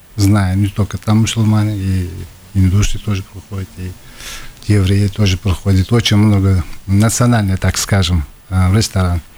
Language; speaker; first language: Russian; non-native, local second language; Uzbek